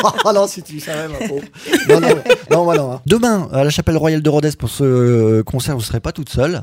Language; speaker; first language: French; native; French